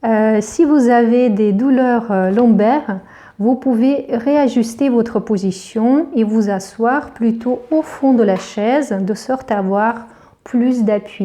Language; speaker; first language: French; native; French